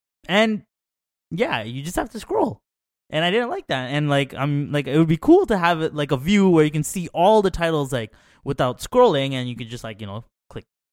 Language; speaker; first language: English; early bilingual, other home language; Tamil